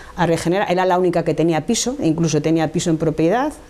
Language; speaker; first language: Spanish; native; Spanish